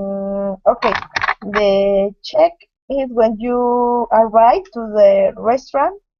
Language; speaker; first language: English; non-native, learner; Spanish